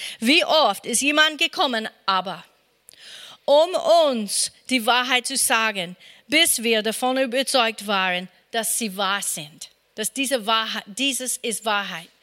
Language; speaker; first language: German; non-native, fluent; English